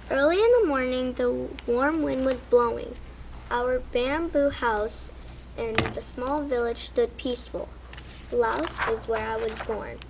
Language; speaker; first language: English; early bilingual, other home language; Spanish